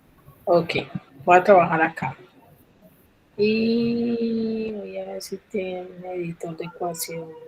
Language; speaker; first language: Spanish; native; Spanish